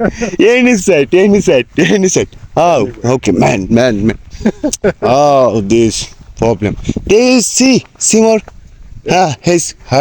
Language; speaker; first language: English; non-native, learner; Bangla